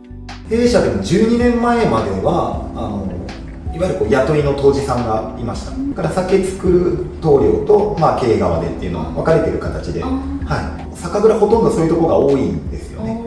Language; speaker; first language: Japanese; native; Japanese